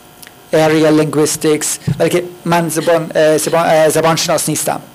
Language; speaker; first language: Persian; non-native, fluent; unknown